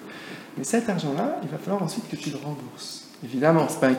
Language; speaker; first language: French; native; French